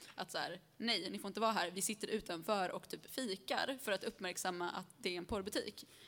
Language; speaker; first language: Swedish; early bilingual, other home language; Spanish